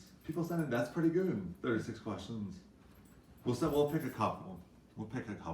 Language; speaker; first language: English; native; English